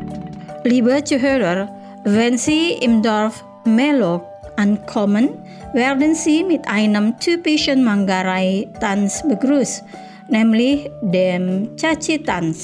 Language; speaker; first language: German; non-native, fluent; Indonesian